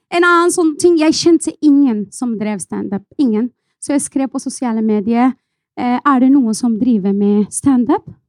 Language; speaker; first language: Norwegian; non-native, fluent; Arabic